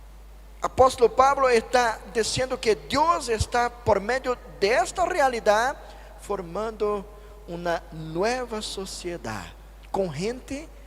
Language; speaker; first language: Spanish; non-native, fluent; Portuguese